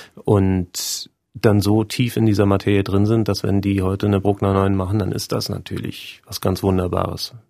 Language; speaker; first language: German; native; German